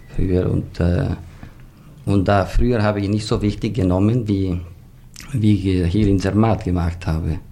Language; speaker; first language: German; non-native, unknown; Italian